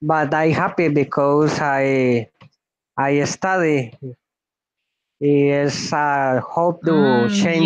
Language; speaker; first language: English; non-native, learner; Spanish